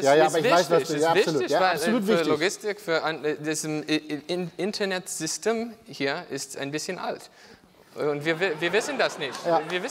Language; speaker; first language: German; non-native, learner; English